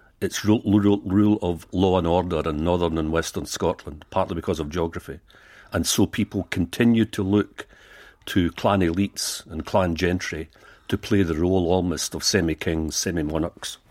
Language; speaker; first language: English; native; English